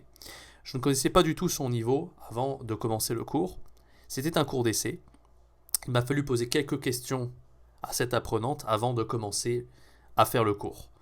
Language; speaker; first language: French; native; French